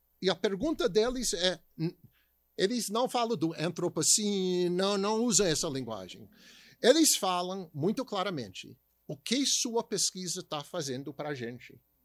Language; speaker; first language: Portuguese; non-native, fluent; English